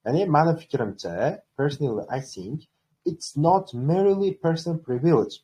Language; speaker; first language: English; non-native, fluent; Uzbek